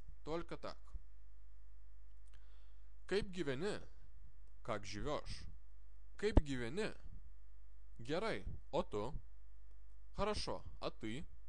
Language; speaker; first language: Russian; non-native, fluent; Lithuanian